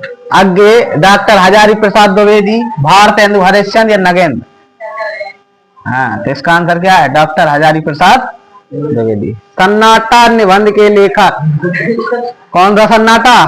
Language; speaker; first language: Hindi; native; Hindi